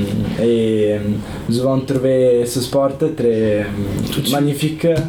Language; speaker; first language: French; non-native, learner; Italian